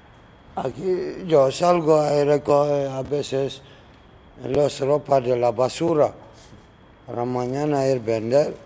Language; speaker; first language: Spanish; non-native, learner; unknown